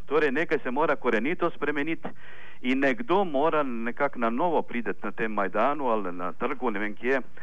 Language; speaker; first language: Slovenian; non-native, fluent; Ukrainian